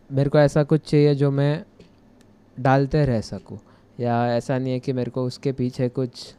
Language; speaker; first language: Hindi; non-native, local second language; Marathi